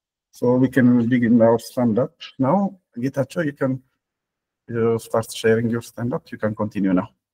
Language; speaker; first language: English; non-native, fluent; Amharic